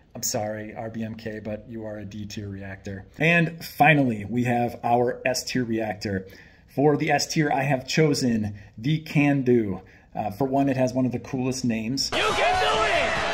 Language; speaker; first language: English; native; English